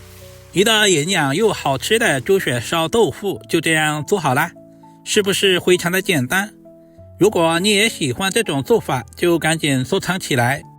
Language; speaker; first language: Chinese; native; Chinese